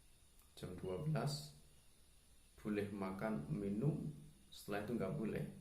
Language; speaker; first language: Indonesian; native; Indonesian